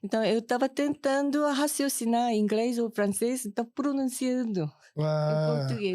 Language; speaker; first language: Portuguese; non-native, fluent; Korean